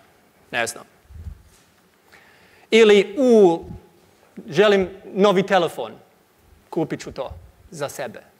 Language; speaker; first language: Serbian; non-native, learner; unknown